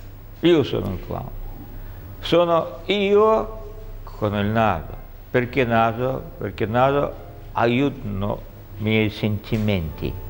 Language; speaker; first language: Italian; non-native, learner; Russian